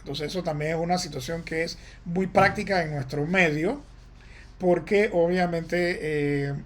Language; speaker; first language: Spanish; native; Spanish